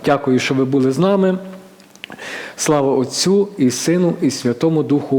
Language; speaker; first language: Ukrainian; native; Ukrainian